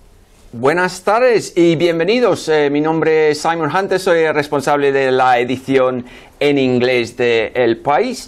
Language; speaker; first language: Spanish; non-native, fluent; English